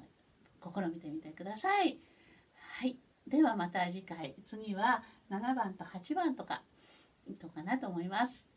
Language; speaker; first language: Japanese; native; Japanese